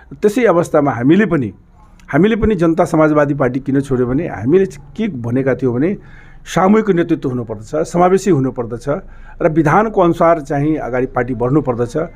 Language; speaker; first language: Nepali; non-native, local second language; Maithili